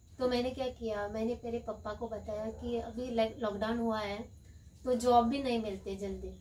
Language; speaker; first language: Hindi; non-native, local second language; Konkani